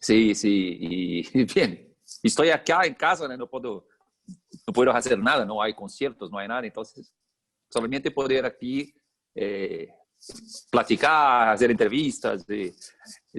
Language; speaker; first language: Spanish; non-native, fluent; Portuguese